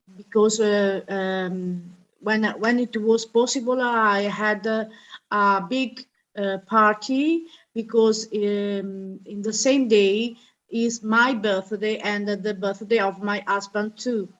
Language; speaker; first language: English; non-native, learner; Italian